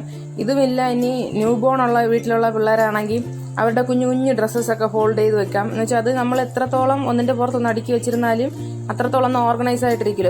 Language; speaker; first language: Malayalam; native; Malayalam